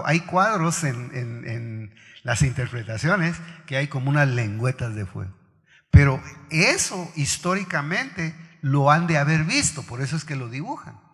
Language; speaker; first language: Spanish; native; Spanish